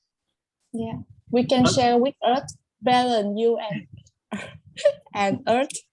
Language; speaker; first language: English; non-native, learner; Vietnamese